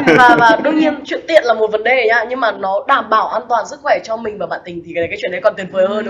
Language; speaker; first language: Vietnamese; native; Vietnamese